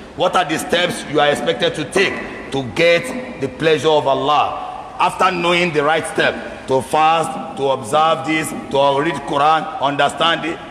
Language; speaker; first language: English; non-native, local second language; Yoruba